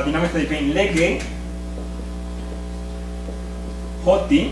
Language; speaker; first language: Greek; non-native, fluent; Spanish